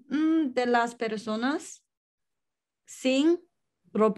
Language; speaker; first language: Spanish; non-native, learner; Chinese